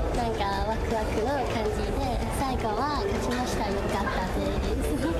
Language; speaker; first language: Japanese; non-native, learner; Chinese